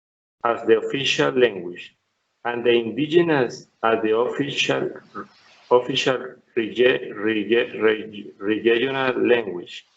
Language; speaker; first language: English; non-native, learner; Spanish